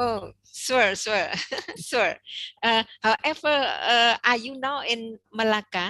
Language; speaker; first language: English; non-native, learner; Indonesian